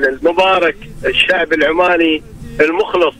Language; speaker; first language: Arabic; native; Arabic